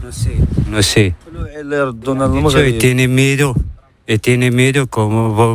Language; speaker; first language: Spanish; non-native, learner; Arabic